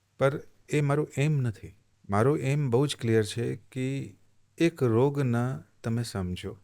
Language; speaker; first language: Gujarati; non-native, local second language; Hindi